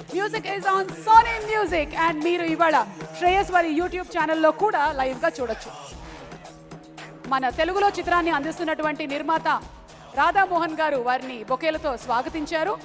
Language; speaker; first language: Telugu; native; Telugu